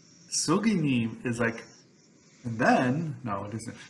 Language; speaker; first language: English; native; English